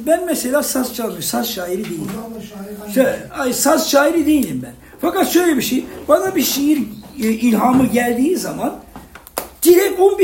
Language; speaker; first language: Turkish; native; Turkish